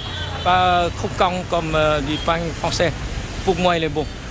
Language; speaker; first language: French; non-native, fluent; Vietnamese